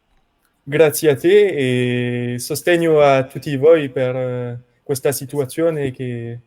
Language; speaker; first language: Italian; non-native, learner; French